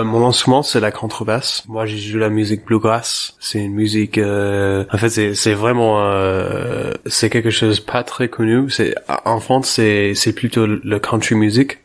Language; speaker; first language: French; non-native, learner; English